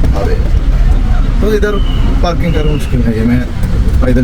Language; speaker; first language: Hindi; non-native, local second language; Malayalam